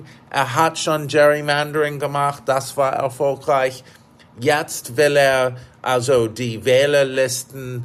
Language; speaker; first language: German; non-native, fluent; English